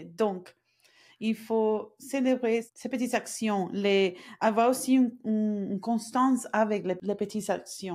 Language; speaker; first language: French; non-native, fluent; Spanish